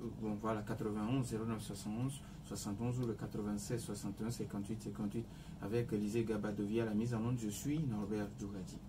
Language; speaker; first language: French; non-native, local second language; Ewe